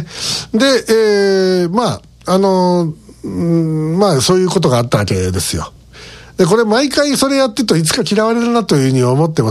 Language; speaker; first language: Japanese; native; Japanese